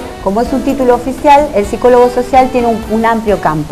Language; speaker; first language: Spanish; native; Spanish